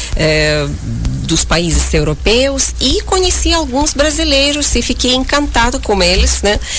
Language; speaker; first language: Portuguese; non-native, fluent; Russian